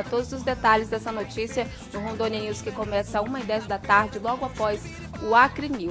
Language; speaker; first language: Portuguese; native; Portuguese